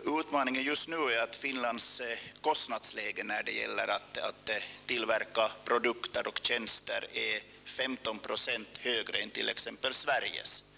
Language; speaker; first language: Swedish; native; Swedish